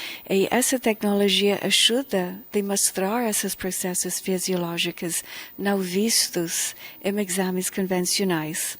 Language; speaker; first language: Portuguese; non-native, fluent; English